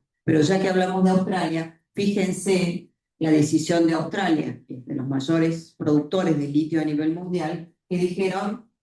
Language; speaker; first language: Spanish; native; Spanish